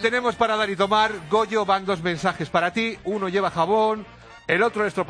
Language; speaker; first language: Spanish; native; Spanish